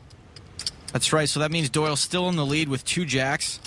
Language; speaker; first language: English; native; English